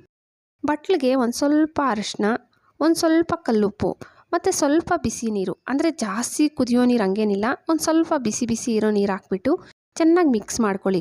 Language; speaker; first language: Kannada; native; Kannada